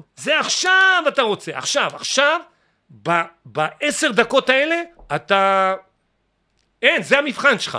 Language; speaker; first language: Hebrew; native; Hebrew